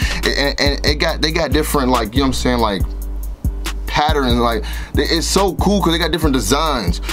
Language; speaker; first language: English; native; English